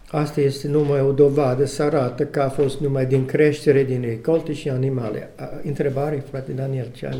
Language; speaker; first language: Romanian; non-native, learner; English